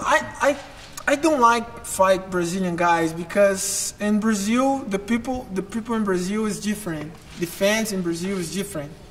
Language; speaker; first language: English; non-native, learner; Portuguese